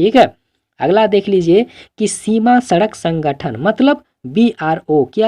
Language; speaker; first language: Hindi; native; Hindi